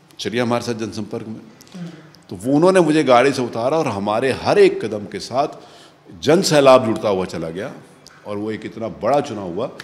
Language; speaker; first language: Hindi; native; Hindi